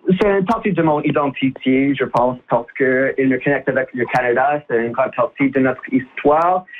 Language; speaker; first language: French; non-native, local second language; English